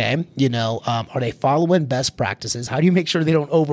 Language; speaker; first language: English; early bilingual, other home language; Spanish